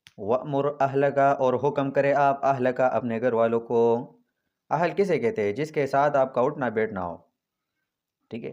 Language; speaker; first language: Urdu; non-native, local second language; Pashto